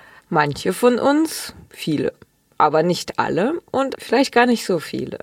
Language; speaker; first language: German; early bilingual, other home language; Russian